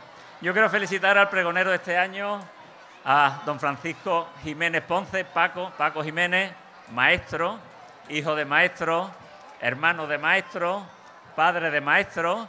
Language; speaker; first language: Spanish; native; Spanish